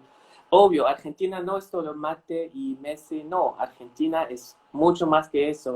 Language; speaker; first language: Spanish; non-native, fluent; Arabic